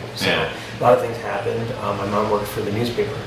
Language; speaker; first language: English; native; English